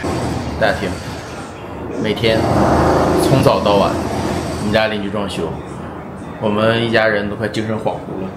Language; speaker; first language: Chinese; native; Chinese